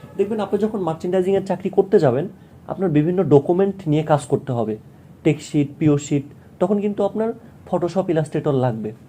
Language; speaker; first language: Bangla; native; Bangla